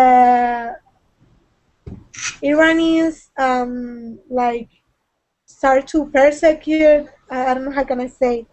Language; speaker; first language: English; non-native, learner; Spanish